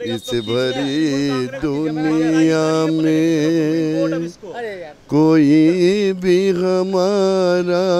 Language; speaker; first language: Hindi; native; Hindi